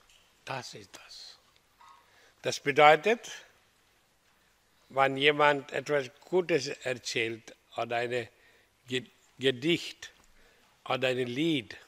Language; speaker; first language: German; non-native, learner; Hindi